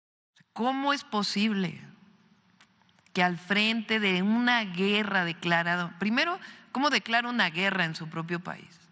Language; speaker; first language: Spanish; native; Spanish